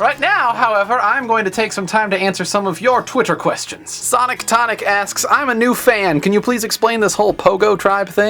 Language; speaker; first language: English; native; English